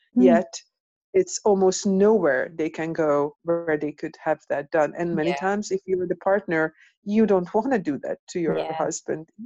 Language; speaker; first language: English; non-native, fluent; Hungarian